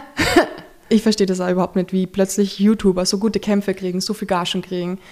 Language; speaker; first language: German; native; German